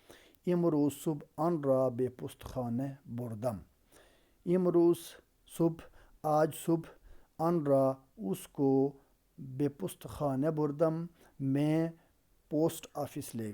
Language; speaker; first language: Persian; non-native, fluent; Urdu